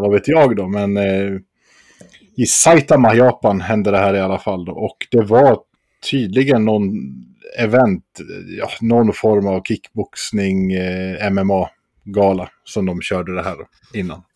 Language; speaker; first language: Swedish; native; Swedish